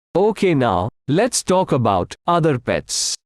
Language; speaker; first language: English; non-native, local second language; Hindi